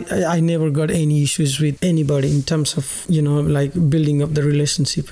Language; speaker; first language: English; non-native, local second language; Nepali